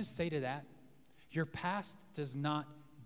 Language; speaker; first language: English; native; English